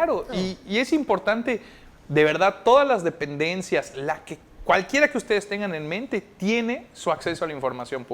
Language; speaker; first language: Spanish; native; Spanish